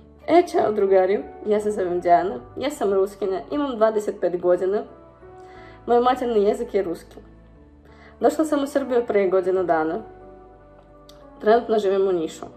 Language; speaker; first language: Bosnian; non-native, learner; Russian